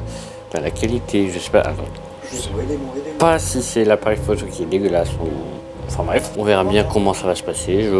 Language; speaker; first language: French; native; French